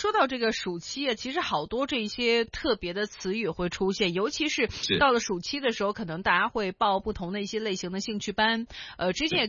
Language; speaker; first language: Chinese; non-native, local second language; Cantonese